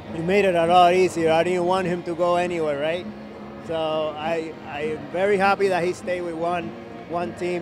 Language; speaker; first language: English; non-native, fluent; Spanish